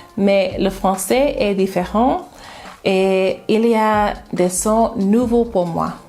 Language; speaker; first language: French; non-native, learner; English